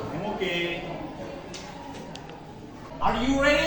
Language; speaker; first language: English; non-native, learner; Indonesian